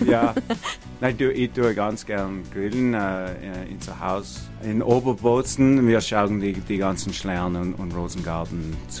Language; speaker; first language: German; non-native, learner; English